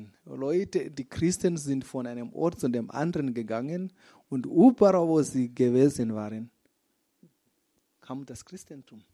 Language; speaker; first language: German; non-native, fluent; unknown